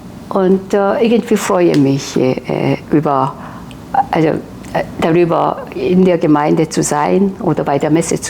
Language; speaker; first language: German; non-native, fluent; Korean